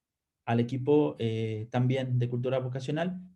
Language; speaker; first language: Spanish; native; Spanish